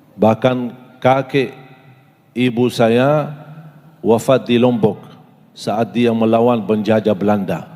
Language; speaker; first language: Indonesian; non-native, fluent; Arabic